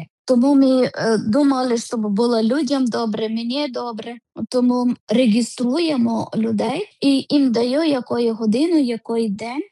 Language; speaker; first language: Ukrainian; non-native, learner; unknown